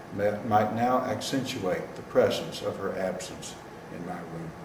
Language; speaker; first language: English; native; English